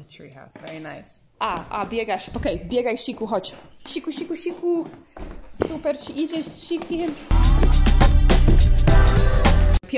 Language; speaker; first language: Polish; non-native, learner; English